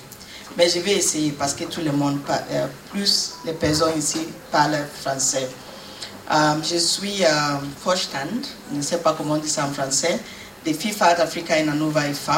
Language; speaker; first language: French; non-native, learner; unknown